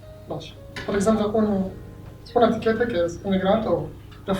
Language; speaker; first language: Catalan; non-native, learner; Arabic